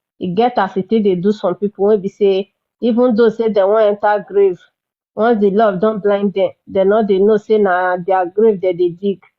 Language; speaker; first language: Nigerian Pidgin; non-native, local second language; Bini